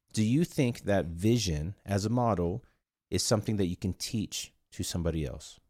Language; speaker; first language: English; non-native, fluent; Korean